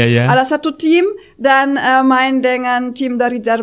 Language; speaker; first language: Indonesian; non-native, fluent; German